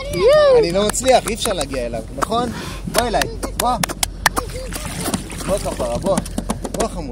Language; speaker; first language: Hebrew; native; Hebrew